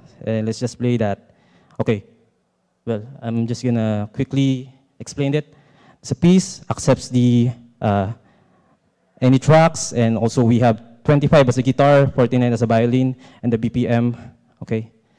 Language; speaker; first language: English; non-native, local second language; Filipino